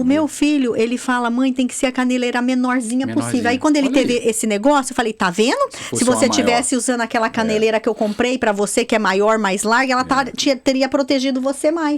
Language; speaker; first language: Portuguese; native; Portuguese